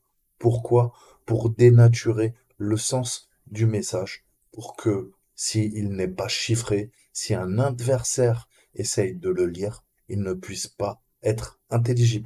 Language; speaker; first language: French; native; French